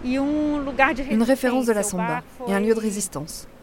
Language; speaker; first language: French; non-native, fluent; Portuguese